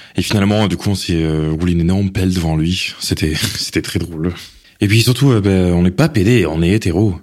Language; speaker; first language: French; non-native, fluent; English